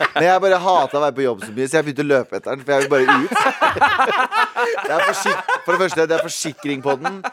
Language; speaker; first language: Norwegian; early bilingual, other home language; Kurdish